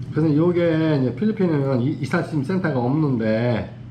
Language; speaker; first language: Korean; native; Korean